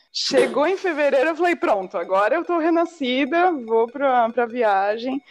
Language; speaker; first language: Portuguese; native; Portuguese